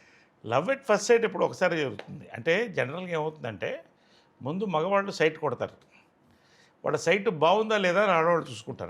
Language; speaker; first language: Telugu; native; Telugu